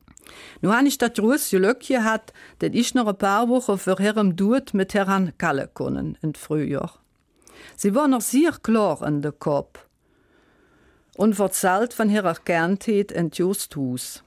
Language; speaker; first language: German; native; German